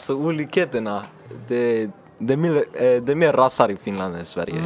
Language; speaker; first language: Swedish; early bilingual, other home language; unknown